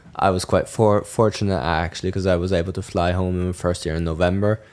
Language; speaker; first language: English; non-native, fluent; German